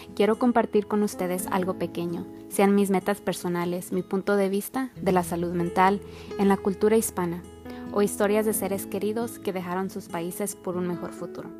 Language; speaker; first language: Spanish; early bilingual, heritage; Spanish